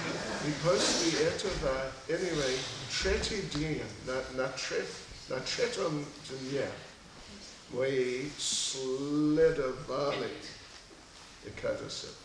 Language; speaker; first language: Russian; non-native, learner; English